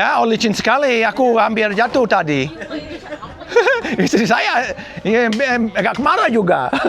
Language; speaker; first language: Indonesian; non-native, fluent; English